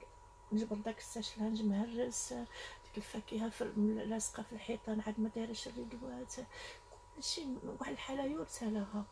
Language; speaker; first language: Arabic; native; Arabic